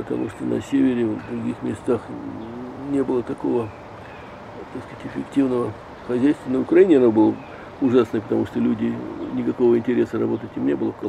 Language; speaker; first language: Russian; native; Russian